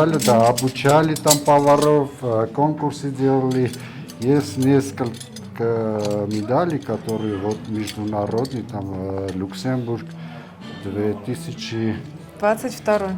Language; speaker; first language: Russian; non-native, local second language; Armenian